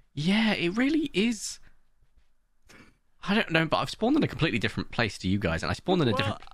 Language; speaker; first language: English; native; English